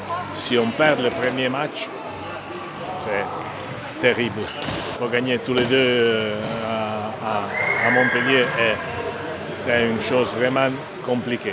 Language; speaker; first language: French; non-native, learner; Italian